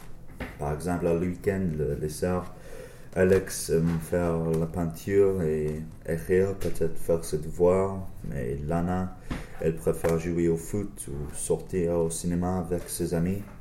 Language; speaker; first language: French; non-native, learner; English